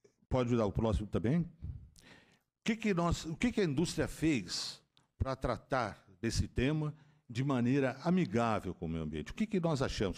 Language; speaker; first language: Portuguese; native; Portuguese